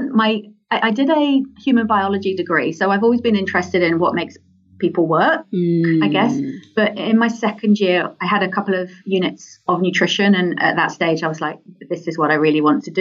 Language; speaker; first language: English; native; English